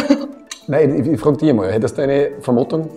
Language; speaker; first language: German; native; German